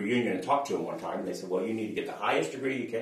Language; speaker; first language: English; native; English